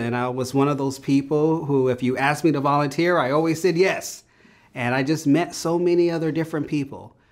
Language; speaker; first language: English; native; English